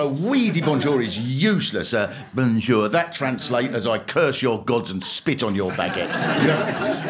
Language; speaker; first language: English; native; English